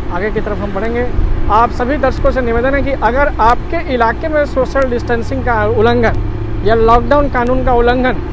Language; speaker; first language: Hindi; native; Hindi